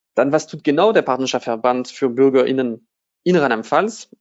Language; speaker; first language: German; non-native, fluent; French